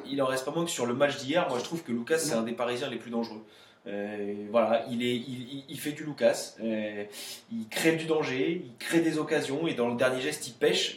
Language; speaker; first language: French; native; French